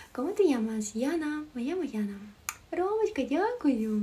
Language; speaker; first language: Spanish; non-native, fluent; Ukrainian